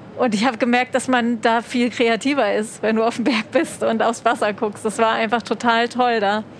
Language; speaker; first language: German; native; German